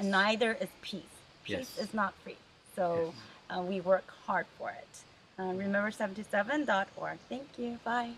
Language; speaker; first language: English; early bilingual, other home language; Korean